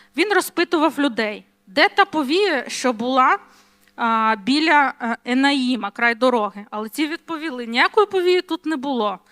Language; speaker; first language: Ukrainian; non-native, local second language; Russian